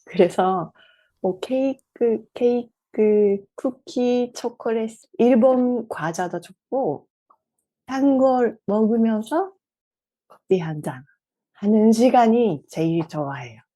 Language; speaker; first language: Korean; non-native, fluent; Japanese